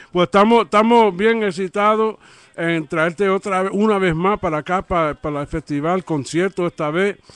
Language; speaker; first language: Spanish; early bilingual, heritage; Spanish